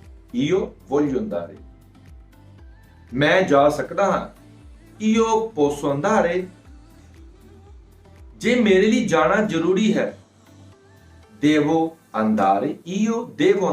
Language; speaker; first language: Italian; non-native, fluent; Punjabi